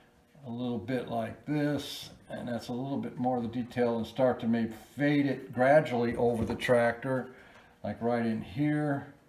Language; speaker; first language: English; native; English